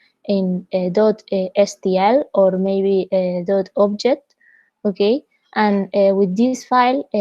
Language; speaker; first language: English; non-native, fluent; Spanish